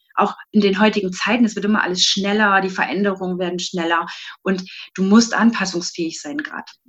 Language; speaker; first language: German; native; German